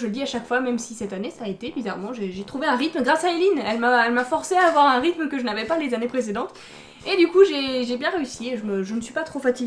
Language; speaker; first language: French; native; French